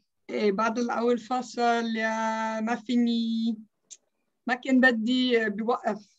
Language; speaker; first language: Arabic; non-native, learner; Dutch